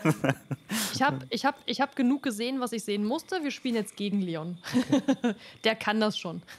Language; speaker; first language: German; native; German